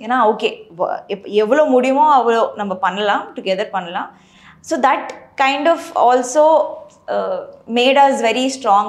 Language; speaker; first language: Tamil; non-native, learner; Telugu